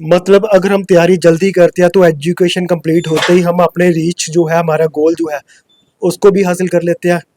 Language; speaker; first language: Hindi; non-native, local second language; Punjabi